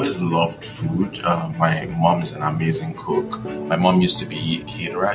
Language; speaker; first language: English; non-native, local second language; Yoruba